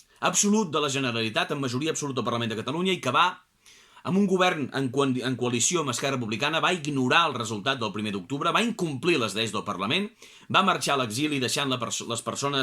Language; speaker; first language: Catalan; native; Catalan